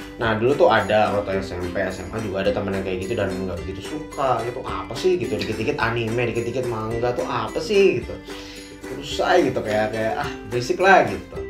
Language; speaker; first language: Indonesian; native; Indonesian